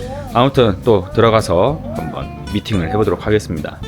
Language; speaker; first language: Korean; native; Korean